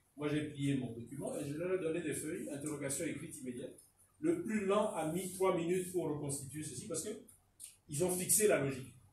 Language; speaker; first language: French; non-native, local second language; Fon